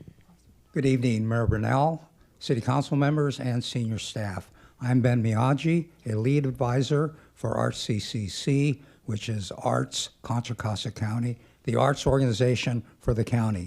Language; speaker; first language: English; native; English